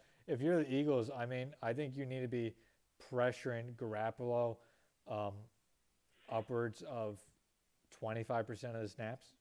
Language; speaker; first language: English; native; English